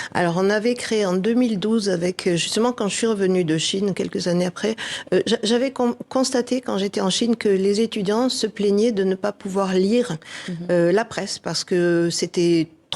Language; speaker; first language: French; native; French